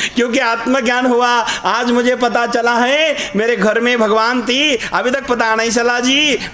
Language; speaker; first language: Hindi; non-native, local second language; Marathi